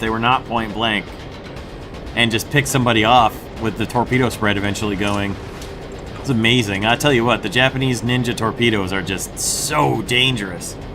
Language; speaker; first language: English; native; English